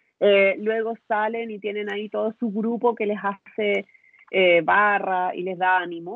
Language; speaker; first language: Spanish; native; Spanish